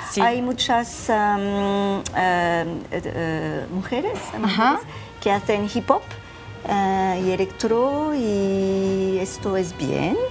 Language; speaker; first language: Spanish; non-native, learner; French